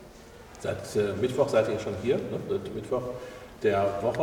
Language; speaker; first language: German; native; German